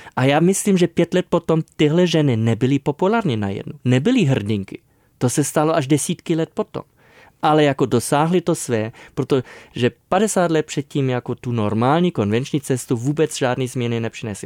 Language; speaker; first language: Czech; non-native, fluent; German